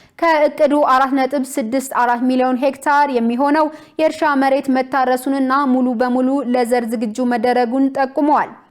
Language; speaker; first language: Amharic; native; Amharic